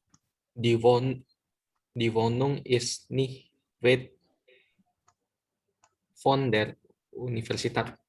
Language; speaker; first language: German; non-native, learner; Indonesian